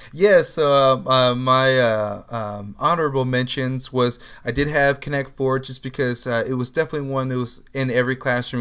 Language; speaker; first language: English; native; English